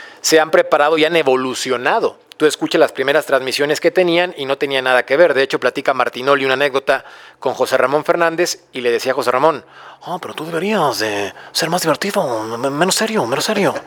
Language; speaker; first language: Spanish; native; Spanish